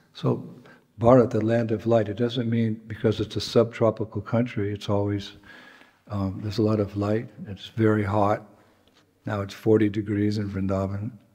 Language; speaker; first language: English; native; English